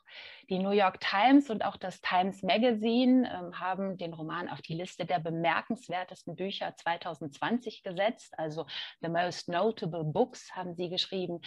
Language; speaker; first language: German; native; German